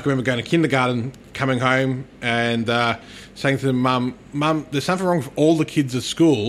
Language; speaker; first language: English; non-native, local second language; Turkish